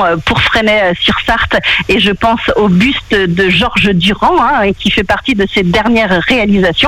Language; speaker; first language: French; native; French